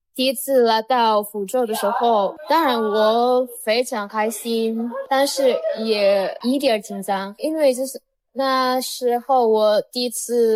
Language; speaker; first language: Chinese; non-native, learner; Indonesian